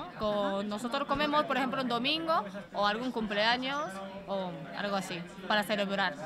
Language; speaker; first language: Spanish; non-native, learner; Japanese